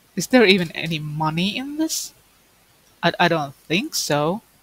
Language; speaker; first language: English; non-native, fluent; Finnish